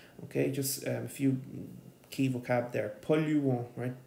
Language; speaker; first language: English; native; English